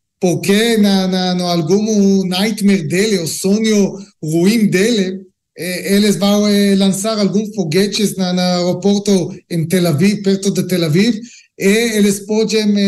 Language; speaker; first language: Portuguese; non-native, learner; Hebrew